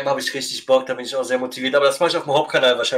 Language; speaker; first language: German; native; German